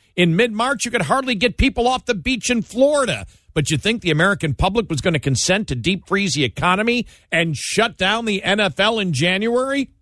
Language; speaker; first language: English; native; English